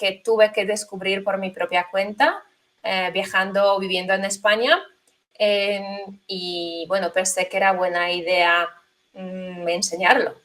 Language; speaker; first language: Spanish; non-native, fluent; Polish